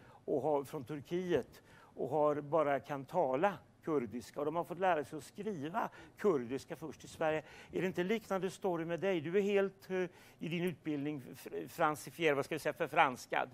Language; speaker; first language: Swedish; native; Swedish